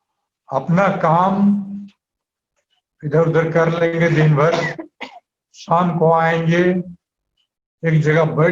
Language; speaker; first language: Hindi; native; Hindi